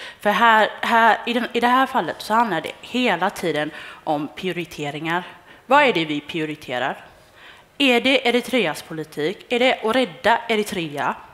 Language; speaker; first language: Swedish; early bilingual, other home language; Tigrinya